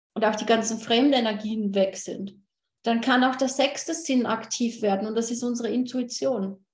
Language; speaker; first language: German; native; German